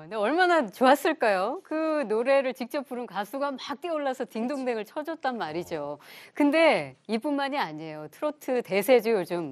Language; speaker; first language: Korean; native; Korean